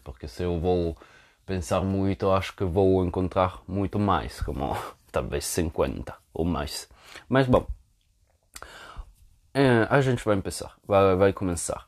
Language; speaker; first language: Portuguese; non-native, fluent; Italian